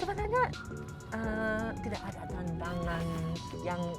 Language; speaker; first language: Indonesian; non-native, fluent; English